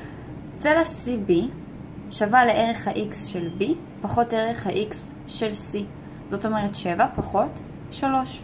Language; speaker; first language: Hebrew; native; Hebrew